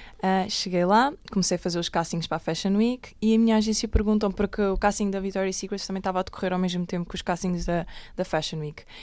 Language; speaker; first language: Portuguese; native; Portuguese